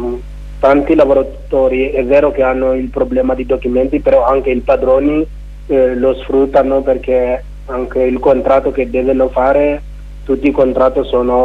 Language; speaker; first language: Italian; non-native, learner; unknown